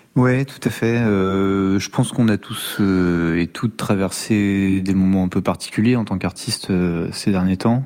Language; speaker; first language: French; native; French